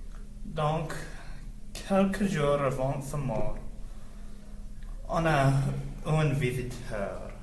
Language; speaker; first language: French; non-native, learner; English